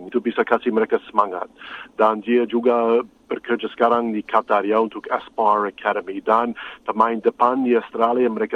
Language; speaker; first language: Indonesian; non-native, fluent; English